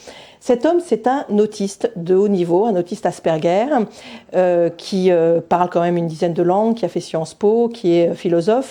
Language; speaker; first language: French; native; French